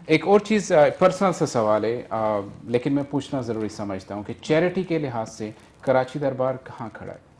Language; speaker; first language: Urdu; non-native, local second language; Northern Hindko